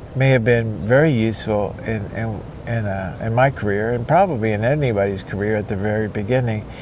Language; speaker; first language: English; early bilingual, other home language; Spanish